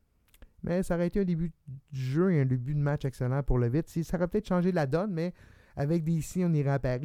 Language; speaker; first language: French; native; French